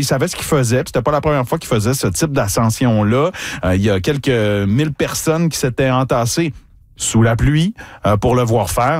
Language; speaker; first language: French; native; French